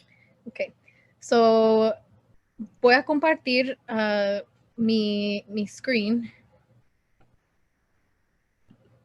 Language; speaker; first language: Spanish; non-native, learner; English